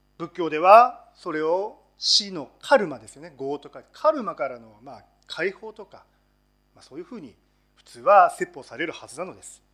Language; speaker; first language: Japanese; native; Japanese